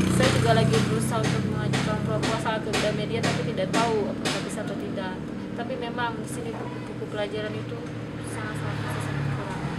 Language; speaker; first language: Indonesian; native; Indonesian